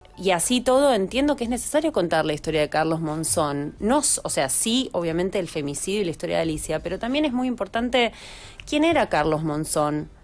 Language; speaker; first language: Spanish; native; Spanish